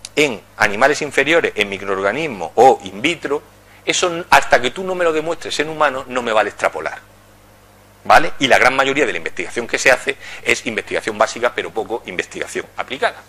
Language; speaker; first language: Spanish; native; Spanish